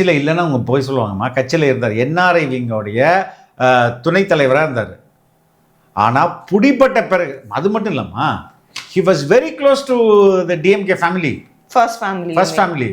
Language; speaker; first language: Tamil; native; Tamil